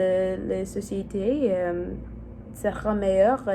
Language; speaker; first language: French; non-native, learner; English